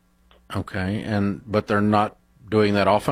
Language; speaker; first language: English; native; English